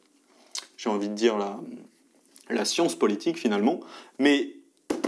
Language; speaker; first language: French; native; French